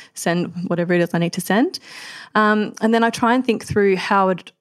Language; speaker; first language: English; native; English